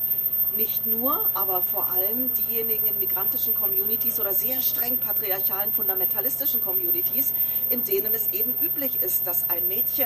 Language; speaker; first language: German; native; German